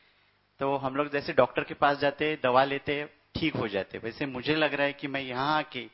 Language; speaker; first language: Hindi; non-native, local second language; Marathi